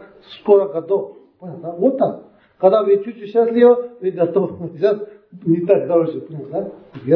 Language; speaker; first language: Russian; non-native, learner; Tibetan